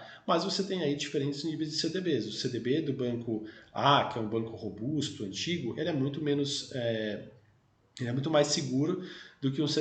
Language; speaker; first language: Portuguese; native; Portuguese